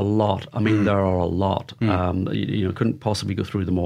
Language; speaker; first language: English; native; English